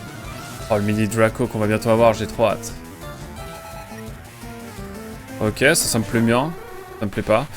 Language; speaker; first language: French; native; French